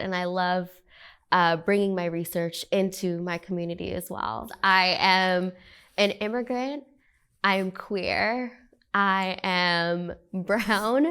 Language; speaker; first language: English; early bilingual, other home language; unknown